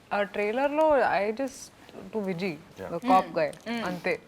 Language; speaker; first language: Telugu; non-native, fluent; Hindi